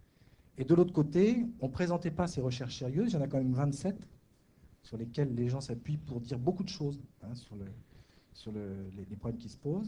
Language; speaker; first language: French; native; French